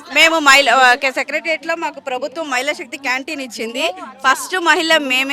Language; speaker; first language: Telugu; native; Telugu